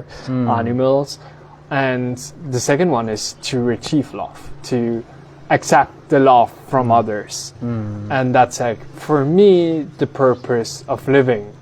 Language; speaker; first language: English; non-native, fluent; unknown